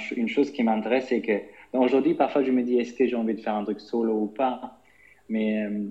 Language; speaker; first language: French; non-native, fluent; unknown